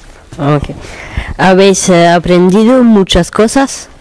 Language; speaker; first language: Spanish; non-native, learner; French